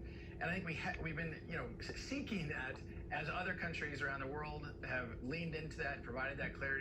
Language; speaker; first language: English; native; English